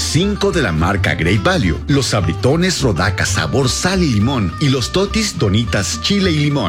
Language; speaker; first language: Spanish; native; Spanish